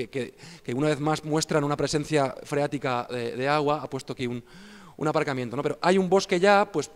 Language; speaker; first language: Spanish; native; Spanish